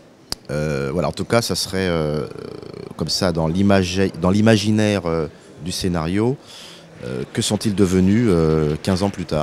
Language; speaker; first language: French; native; French